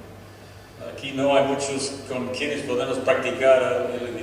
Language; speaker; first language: Spanish; non-native, fluent; English